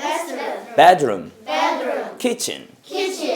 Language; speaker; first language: English; non-native, learner; Korean